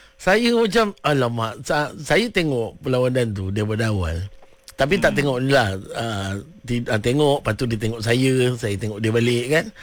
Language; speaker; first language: Malay; native; Malay